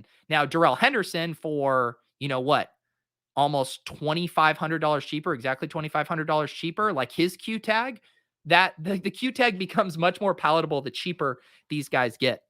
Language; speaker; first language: English; native; English